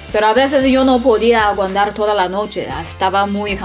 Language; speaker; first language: Spanish; non-native, fluent; Chinese